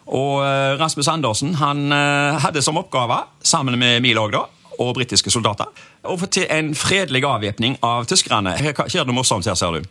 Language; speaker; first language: Norwegian; native; Norwegian